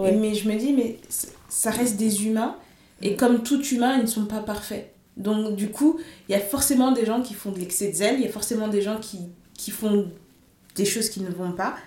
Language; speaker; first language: French; early bilingual, other home language; Lingala